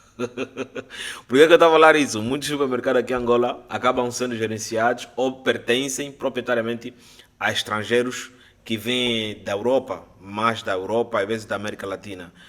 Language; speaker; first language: Portuguese; native; Portuguese